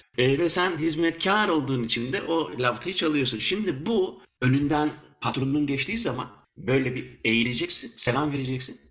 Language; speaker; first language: Turkish; early bilingual, heritage; Turkish